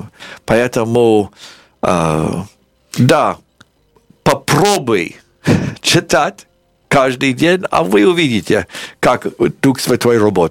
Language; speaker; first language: Russian; non-native, fluent; English